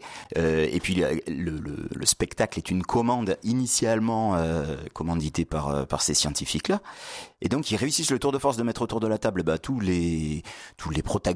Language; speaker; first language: French; native; French